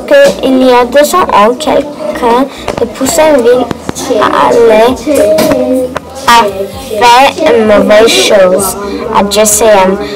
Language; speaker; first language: French; non-native, learner; English